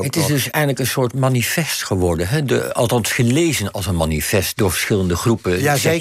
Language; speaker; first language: Dutch; native; Dutch